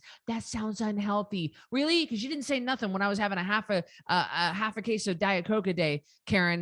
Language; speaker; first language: English; native; English